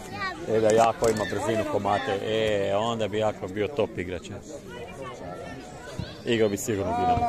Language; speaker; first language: Serbian; native; Serbian